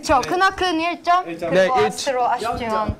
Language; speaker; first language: Korean; native; Korean